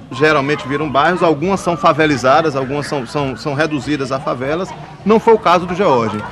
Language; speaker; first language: Portuguese; native; Portuguese